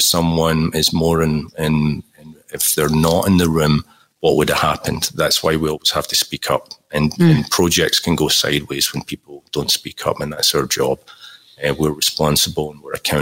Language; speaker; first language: English; native; English